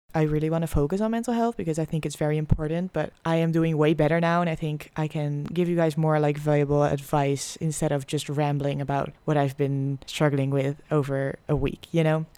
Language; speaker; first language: English; non-native, fluent; Dutch